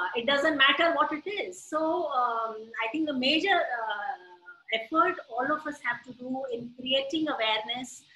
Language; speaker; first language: English; non-native, local second language; Hindi